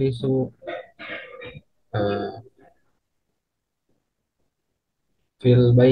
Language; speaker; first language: Arabic; non-native, learner; Indonesian